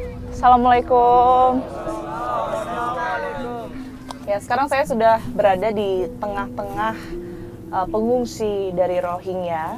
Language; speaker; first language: Indonesian; native; Indonesian